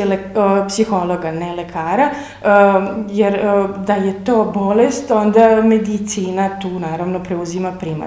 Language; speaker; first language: Serbian; native; Serbian